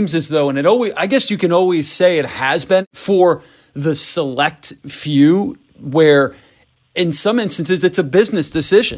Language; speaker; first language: English; native; English